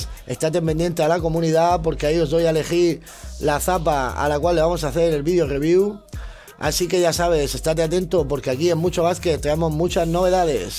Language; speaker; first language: Spanish; native; Spanish